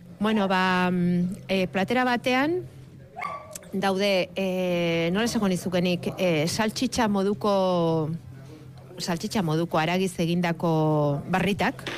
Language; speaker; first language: Basque; native; Basque